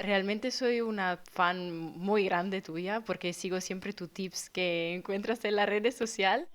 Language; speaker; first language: Spanish; non-native, fluent; Italian